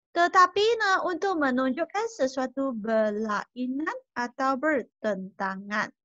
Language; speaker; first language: Malay; non-native, local second language; Chinese